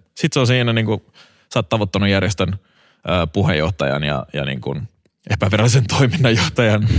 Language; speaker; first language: Finnish; native; Finnish